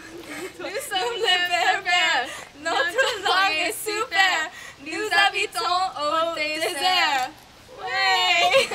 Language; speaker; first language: French; non-native, learner; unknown